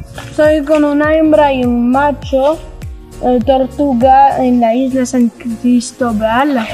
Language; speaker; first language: Spanish; non-native, fluent; French